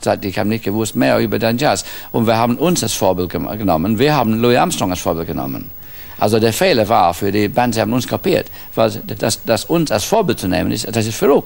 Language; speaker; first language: German; non-native, fluent; English